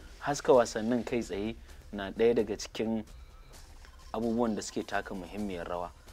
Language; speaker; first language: Hausa; native; Hausa